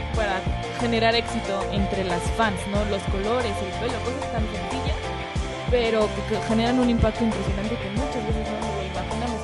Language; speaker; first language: Spanish; native; Spanish